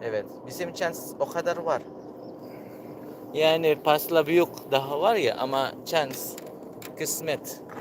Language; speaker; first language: Turkish; non-native, learner; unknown